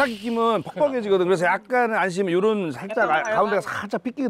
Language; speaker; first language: Korean; native; Korean